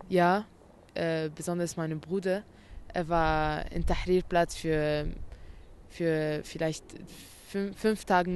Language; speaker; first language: German; non-native, learner; Arabic